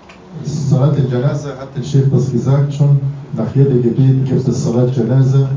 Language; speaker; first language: German; non-native, fluent; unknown